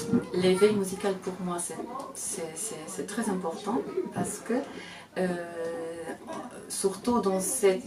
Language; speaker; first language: French; non-native, fluent; Portuguese